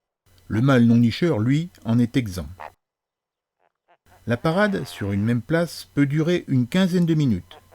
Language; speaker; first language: French; native; French